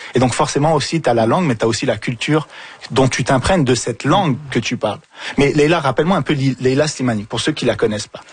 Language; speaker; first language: French; early bilingual, other home language; Arabic